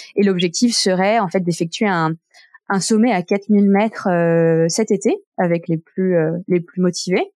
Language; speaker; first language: French; native; French